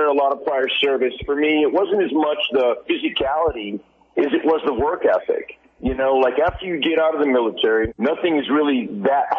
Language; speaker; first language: English; native; English